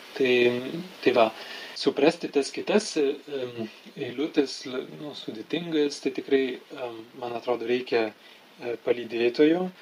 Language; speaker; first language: Lithuanian; non-native, fluent; French